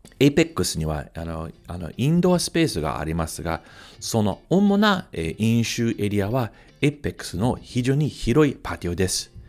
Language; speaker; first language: Japanese; non-native, fluent; English